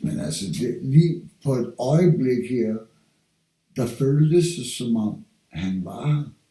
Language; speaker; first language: Danish; non-native, fluent; English